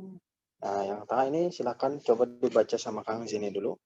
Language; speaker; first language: Indonesian; native; Indonesian